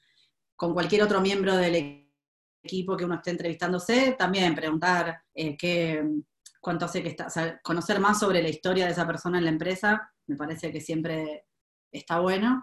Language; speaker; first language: Spanish; native; Spanish